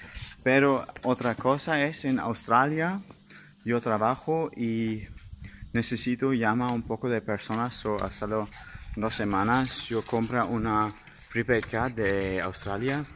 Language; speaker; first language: Spanish; non-native, learner; German